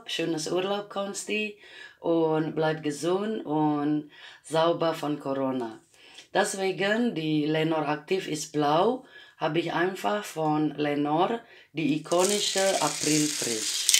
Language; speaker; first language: German; non-native, learner; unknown